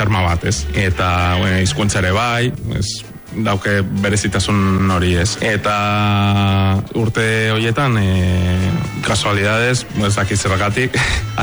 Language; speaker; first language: Basque; non-native, fluent; Spanish